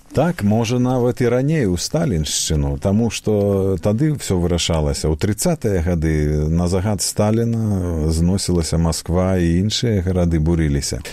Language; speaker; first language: Belarusian; native; Belarusian